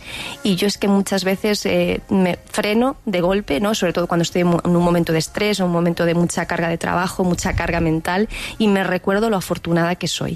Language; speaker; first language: Spanish; native; Spanish